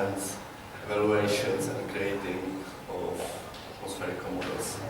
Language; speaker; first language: English; non-native, learner; Czech